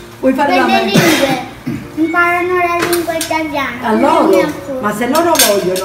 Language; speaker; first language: Italian; early bilingual, other home language; Filipino